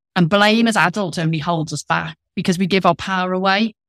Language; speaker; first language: English; native; English